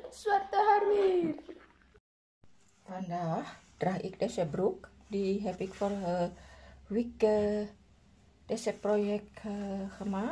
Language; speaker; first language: Dutch; non-native, learner; Indonesian